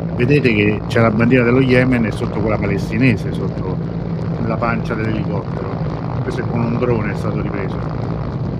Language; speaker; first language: Italian; native; Italian